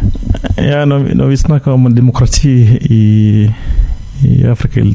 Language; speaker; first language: Danish; non-native, fluent; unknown